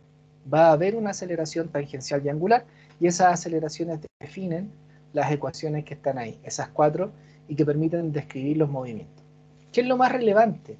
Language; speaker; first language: Spanish; native; Spanish